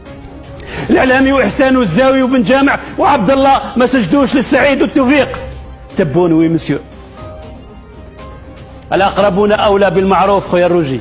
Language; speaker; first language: Arabic; native; Arabic